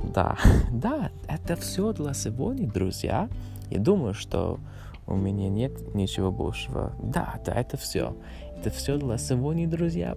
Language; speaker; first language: Russian; non-native, learner; English